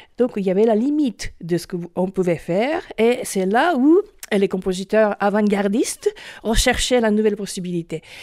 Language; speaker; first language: French; non-native, fluent; Japanese